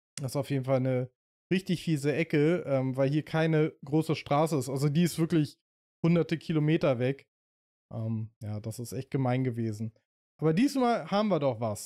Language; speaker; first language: German; native; German